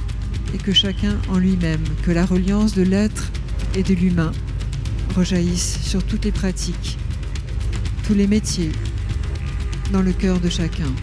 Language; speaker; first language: French; native; French